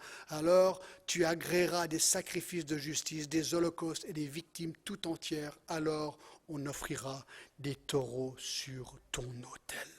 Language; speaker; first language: French; non-native, fluent; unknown